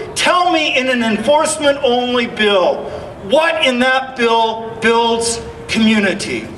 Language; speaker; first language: English; native; English